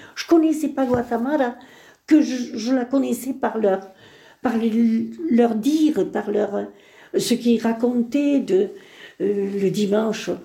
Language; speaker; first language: French; early bilingual, other home language; Spanish